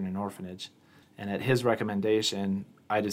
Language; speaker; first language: English; native; English